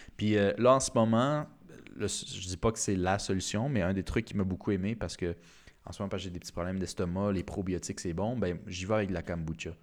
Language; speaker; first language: French; native; French